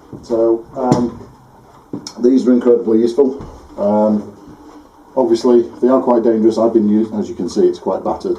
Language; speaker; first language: English; native; English